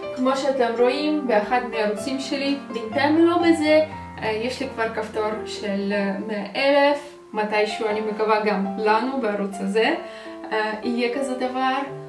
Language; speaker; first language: Hebrew; non-native, fluent; Russian